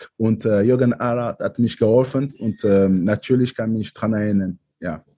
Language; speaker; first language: German; non-native, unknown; French